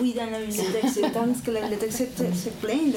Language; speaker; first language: French; non-native, learner; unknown